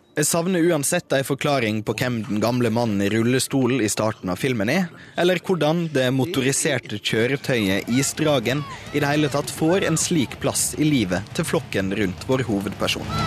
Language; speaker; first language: Norwegian; native; Norwegian